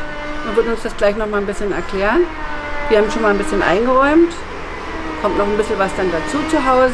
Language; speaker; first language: German; native; German